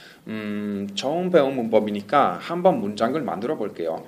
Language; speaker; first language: Korean; non-native, fluent; Italian